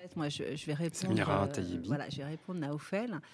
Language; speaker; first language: French; native; French